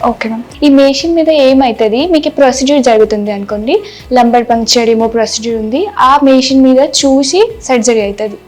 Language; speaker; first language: Telugu; non-native, local second language; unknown